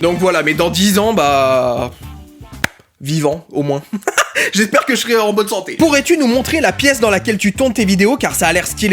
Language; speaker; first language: French; native; French